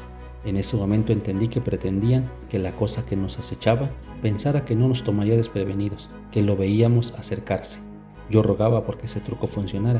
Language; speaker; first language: Spanish; native; Spanish